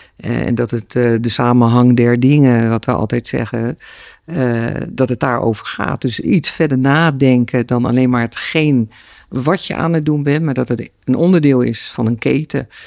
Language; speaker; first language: Dutch; native; Dutch